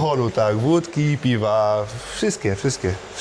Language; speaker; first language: Polish; early bilingual, heritage; Polish